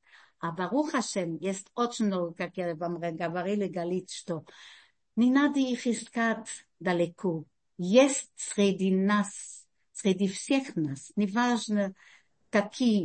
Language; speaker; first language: Russian; early bilingual, heritage; Russian